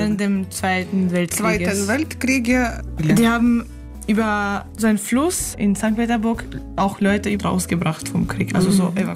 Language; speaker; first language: German; non-native, fluent; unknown